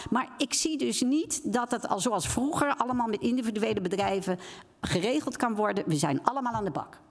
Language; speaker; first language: Dutch; native; Dutch